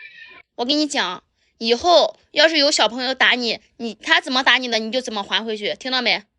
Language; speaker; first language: Chinese; native; Chinese